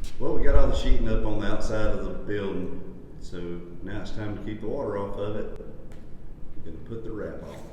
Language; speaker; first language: English; native; English